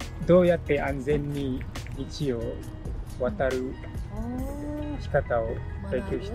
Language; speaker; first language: Japanese; non-native, learner; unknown